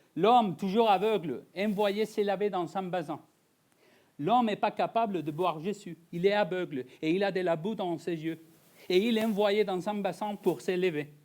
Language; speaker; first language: French; non-native, fluent; Spanish